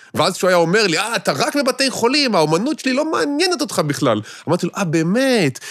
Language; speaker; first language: Hebrew; native; Hebrew